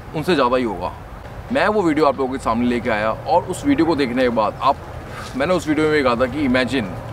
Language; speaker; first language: Hindi; native; Hindi